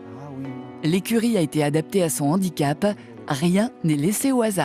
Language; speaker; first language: French; native; French